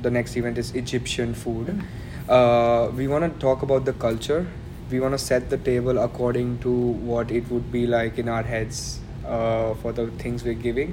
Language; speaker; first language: English; non-native, local second language; Gujarati